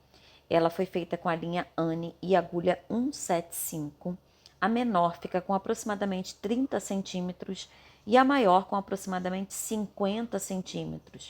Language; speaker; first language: Portuguese; native; Portuguese